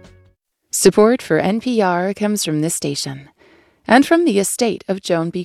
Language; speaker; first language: English; native; English